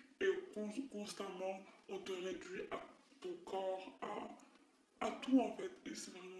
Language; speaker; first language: French; non-native, local second language; Arabic